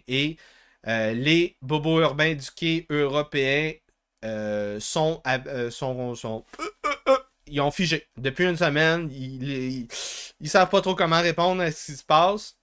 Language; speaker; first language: French; native; French